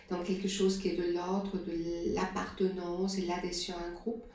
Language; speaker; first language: French; non-native, fluent; German